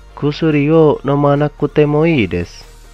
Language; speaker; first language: Japanese; non-native, fluent; Indonesian